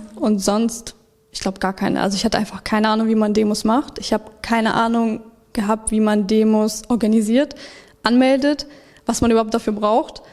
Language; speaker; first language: German; early bilingual, other home language; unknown